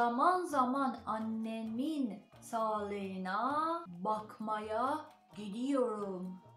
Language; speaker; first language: Turkish; non-native, learner; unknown